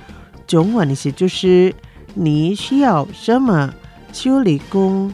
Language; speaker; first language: Chinese; non-native, local second language; Indonesian